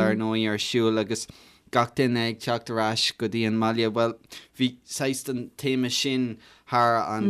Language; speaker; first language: Irish; native; Irish